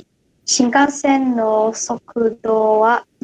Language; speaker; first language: Japanese; non-native, learner; Indonesian